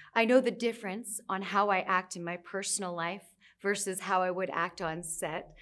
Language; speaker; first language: English; native; English